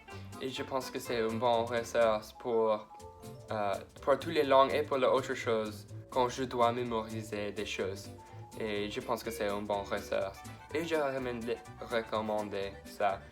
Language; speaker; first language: French; non-native, learner; English